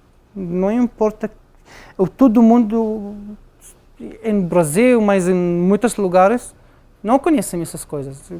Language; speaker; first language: Portuguese; non-native, learner; Arabic